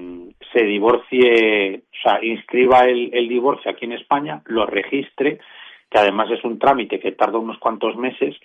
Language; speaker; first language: Spanish; native; Spanish